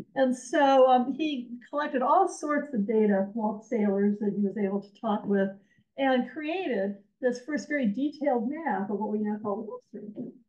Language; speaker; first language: English; native; English